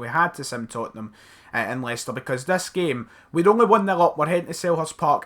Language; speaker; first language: English; native; English